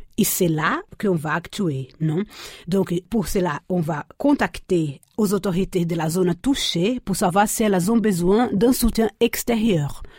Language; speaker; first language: French; non-native, fluent; Portuguese